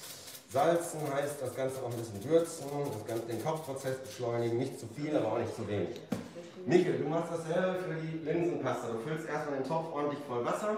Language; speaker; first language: German; native; German